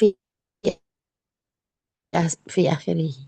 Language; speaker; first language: Arabic; non-native, learner; Indonesian